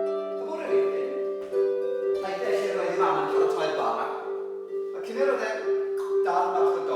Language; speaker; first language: Welsh; non-native, fluent; English